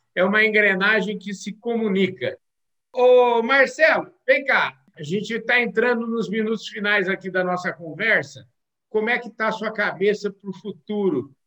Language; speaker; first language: Portuguese; native; Portuguese